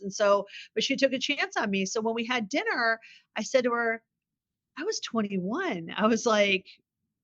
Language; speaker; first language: English; native; English